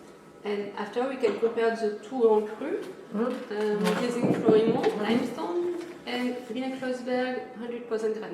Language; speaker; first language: English; non-native, learner; French